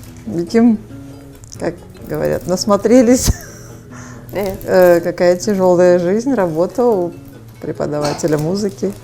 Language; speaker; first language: Russian; native; Russian